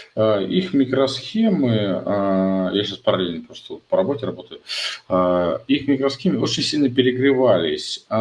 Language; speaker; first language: Russian; native; Russian